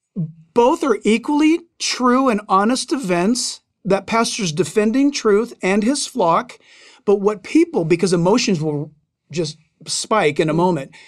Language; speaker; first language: English; native; English